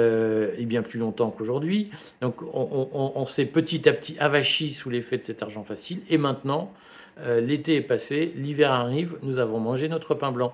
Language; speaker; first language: French; native; French